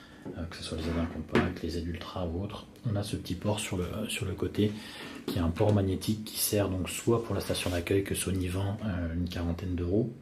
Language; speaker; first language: French; native; French